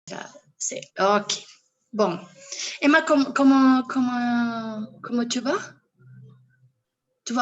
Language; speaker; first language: French; non-native, learner; Spanish